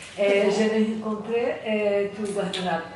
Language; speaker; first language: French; non-native, learner; Portuguese